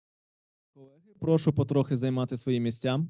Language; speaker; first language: Ukrainian; native; Ukrainian